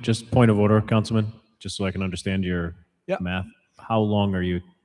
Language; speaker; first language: English; native; English